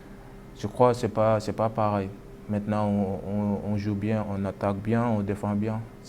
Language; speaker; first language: French; non-native, local second language; Wolof